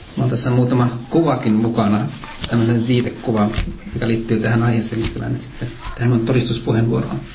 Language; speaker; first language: Finnish; native; Finnish